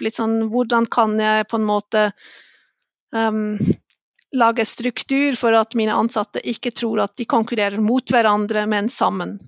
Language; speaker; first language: Norwegian; non-native, fluent; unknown